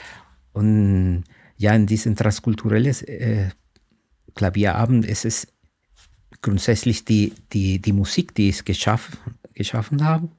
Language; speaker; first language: German; non-native, fluent; Spanish